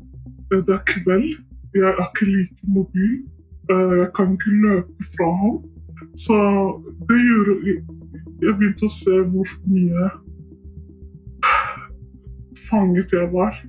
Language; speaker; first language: Norwegian; non-native, fluent; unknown